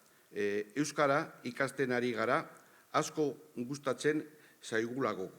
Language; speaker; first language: Basque; non-native, local second language; Spanish